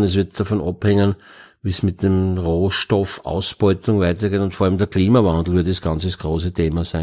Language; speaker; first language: German; native; German